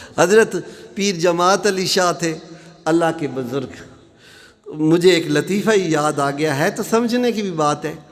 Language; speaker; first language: Urdu; non-native, local second language; Punjabi